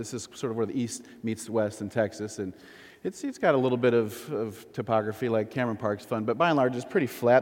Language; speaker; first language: English; native; English